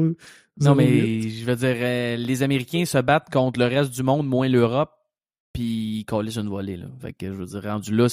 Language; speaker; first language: French; native; French